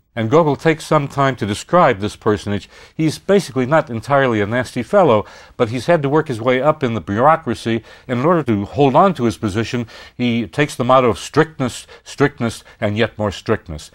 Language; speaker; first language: English; native; English